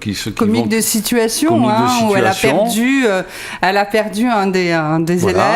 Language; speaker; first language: French; native; French